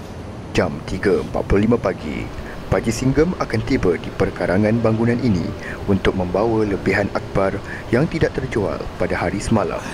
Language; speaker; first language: Malay; native; Malay